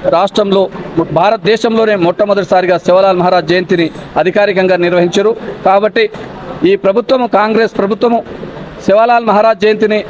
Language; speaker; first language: Telugu; non-native, local second language; Lambadi